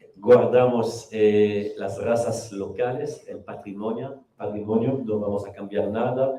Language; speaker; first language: Spanish; non-native, fluent; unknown